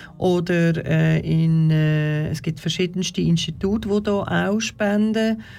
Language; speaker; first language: German; early bilingual, other home language; Turkish